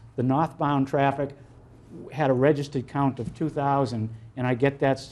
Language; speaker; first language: English; native; English